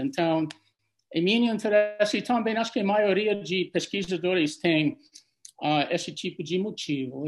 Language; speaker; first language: Portuguese; non-native, fluent; English